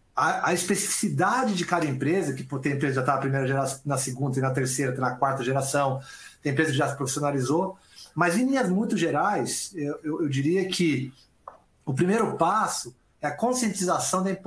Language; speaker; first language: Portuguese; native; Portuguese